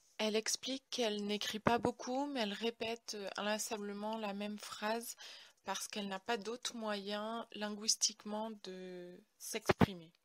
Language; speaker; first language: French; native; French